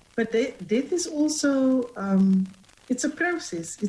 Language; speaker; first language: English; non-native, local second language; Afrikaans